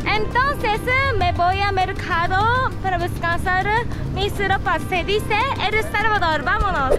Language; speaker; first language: Spanish; non-native, learner; Japanese